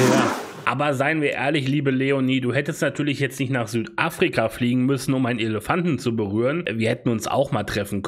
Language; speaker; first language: German; native; German